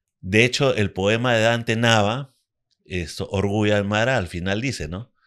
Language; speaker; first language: Spanish; native; Spanish